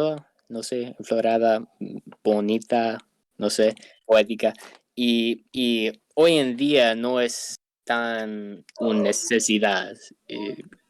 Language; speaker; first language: Spanish; non-native, learner; English